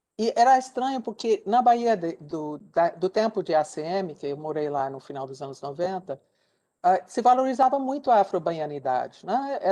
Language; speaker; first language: Portuguese; non-native, fluent; English